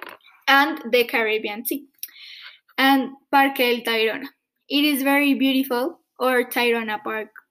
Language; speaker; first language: English; non-native, fluent; Spanish